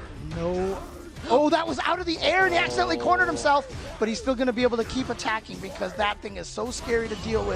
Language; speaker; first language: English; native; English